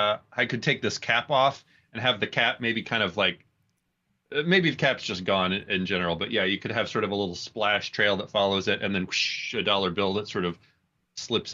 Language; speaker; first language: English; native; English